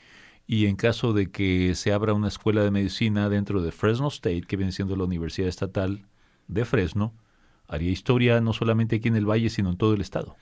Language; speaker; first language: Spanish; native; Spanish